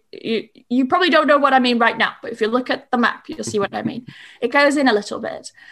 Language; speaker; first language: English; native; English